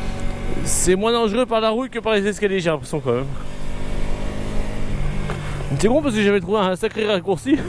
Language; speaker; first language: French; native; French